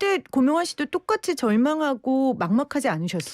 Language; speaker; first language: Korean; native; Korean